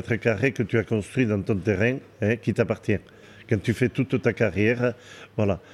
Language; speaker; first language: French; native; French